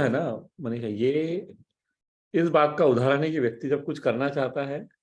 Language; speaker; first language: Hindi; native; Hindi